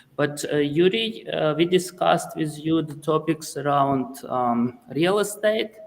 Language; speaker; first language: English; non-native, fluent; Ukrainian